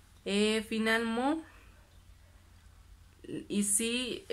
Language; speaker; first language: French; non-native, learner; Spanish